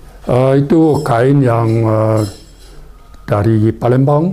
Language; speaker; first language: Indonesian; non-native, fluent; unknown